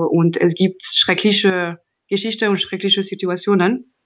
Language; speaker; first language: German; non-native, learner; French